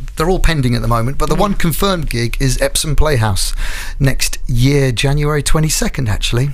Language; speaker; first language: English; native; English